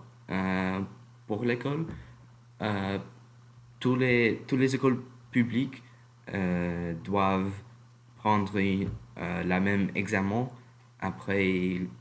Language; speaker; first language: French; non-native, learner; English